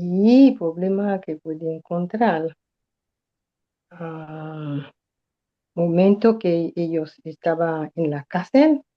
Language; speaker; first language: Spanish; non-native, learner; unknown